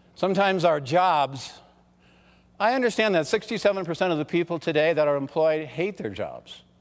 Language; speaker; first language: English; early bilingual, other home language; German